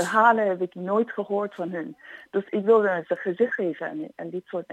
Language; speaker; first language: Dutch; non-native, fluent; Persian